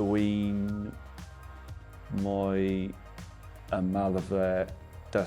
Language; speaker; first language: Welsh; non-native, learner; English